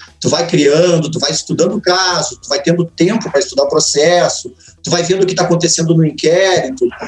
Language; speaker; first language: Portuguese; native; Portuguese